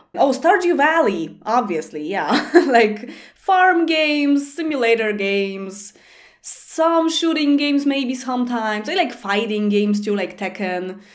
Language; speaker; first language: English; non-native, fluent; Polish